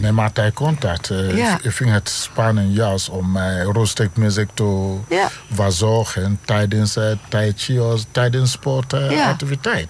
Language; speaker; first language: Dutch; non-native, fluent; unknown